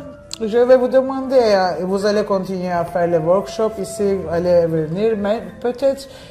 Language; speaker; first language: French; non-native, fluent; Turkish